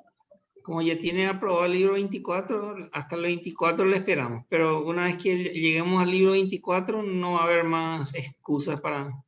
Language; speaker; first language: Spanish; native; Spanish